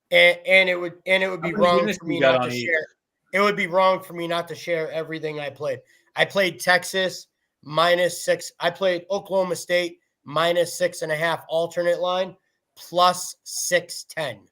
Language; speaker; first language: English; native; English